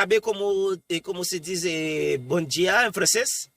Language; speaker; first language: Portuguese; non-native, learner; Haitian Creole